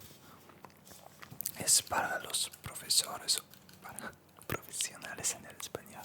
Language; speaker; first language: Spanish; non-native, learner; Russian